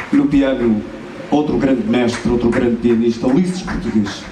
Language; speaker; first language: Portuguese; native; Portuguese